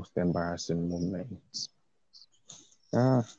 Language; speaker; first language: English; non-native, local second language; Yoruba